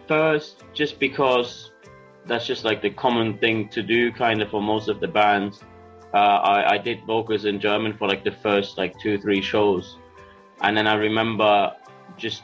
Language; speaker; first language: English; non-native, fluent; German